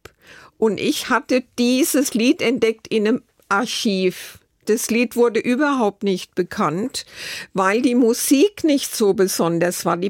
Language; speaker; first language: German; native; German